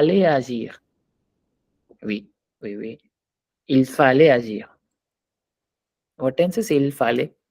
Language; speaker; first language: French; non-native, fluent; Hindi